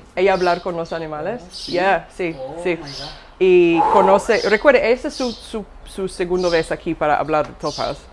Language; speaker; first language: Spanish; non-native, learner; English